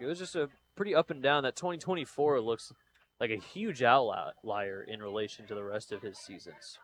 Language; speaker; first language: English; native; English